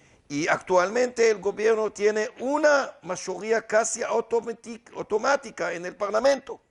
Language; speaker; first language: Spanish; non-native, learner; Hebrew